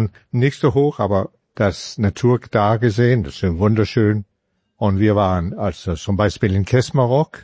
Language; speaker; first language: German; non-native, fluent; Danish